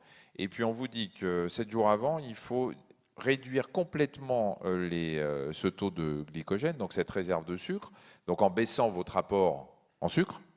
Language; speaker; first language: French; native; French